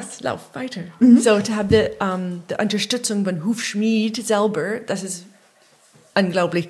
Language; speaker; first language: German; non-native, learner; English